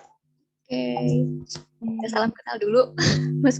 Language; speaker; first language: Indonesian; native; Indonesian